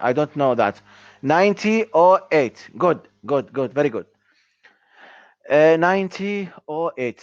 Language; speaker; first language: English; non-native, learner; Arabic